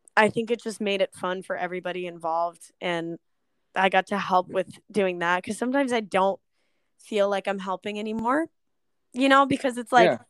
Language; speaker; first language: English; native; English